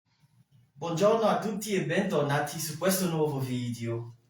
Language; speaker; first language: Italian; non-native, fluent; French